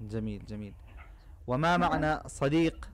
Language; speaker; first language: Arabic; non-native, fluent; Bangla